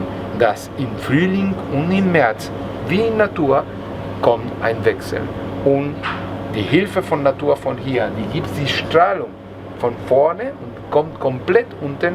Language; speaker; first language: German; non-native, learner; Spanish